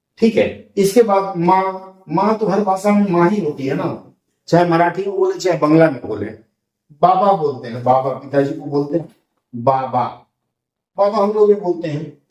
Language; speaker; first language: Hindi; native; Hindi